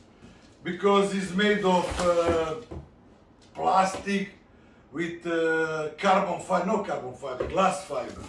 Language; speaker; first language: English; non-native, learner; Italian